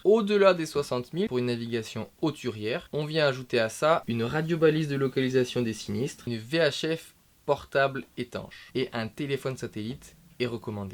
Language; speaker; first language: French; native; French